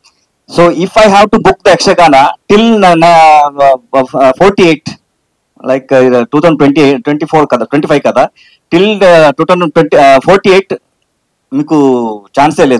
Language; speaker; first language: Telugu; non-native, learner; Kannada